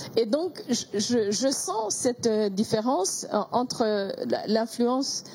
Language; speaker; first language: French; non-native, local second language; Kinyarwanda